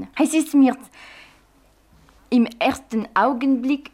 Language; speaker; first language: German; non-native, fluent; French